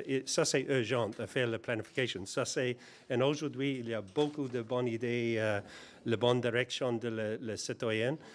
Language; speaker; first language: French; non-native, learner; English